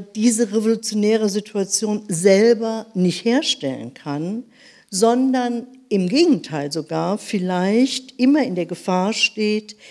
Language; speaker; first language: German; native; German